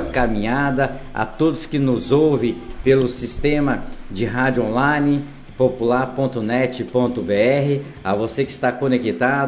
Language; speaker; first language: Portuguese; native; Portuguese